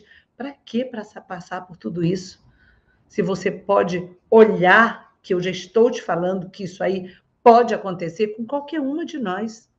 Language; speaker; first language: Portuguese; native; Portuguese